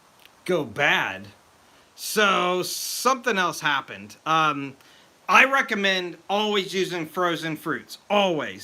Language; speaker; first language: English; native; English